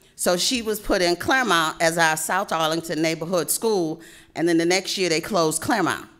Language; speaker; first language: English; native; English